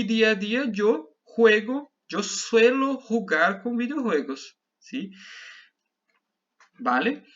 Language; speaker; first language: Spanish; non-native, fluent; Portuguese